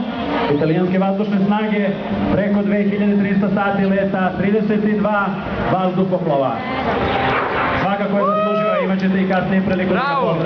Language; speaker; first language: Bosnian; native; Bosnian